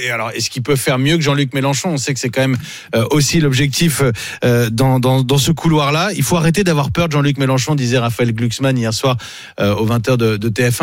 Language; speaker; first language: French; native; French